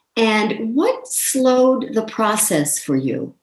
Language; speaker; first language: English; native; English